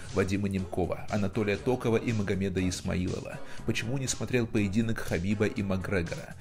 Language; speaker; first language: Russian; native; Russian